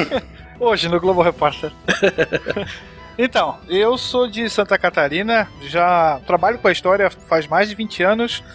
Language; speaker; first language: Portuguese; native; Portuguese